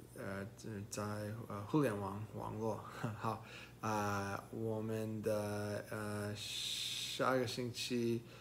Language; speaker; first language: Chinese; non-native, learner; English